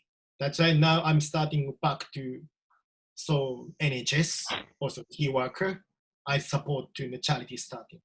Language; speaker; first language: English; non-native, learner; Japanese